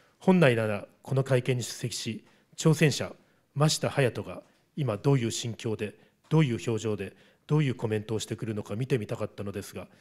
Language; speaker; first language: Japanese; native; Japanese